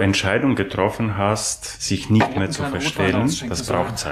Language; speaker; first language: German; non-native, fluent; Polish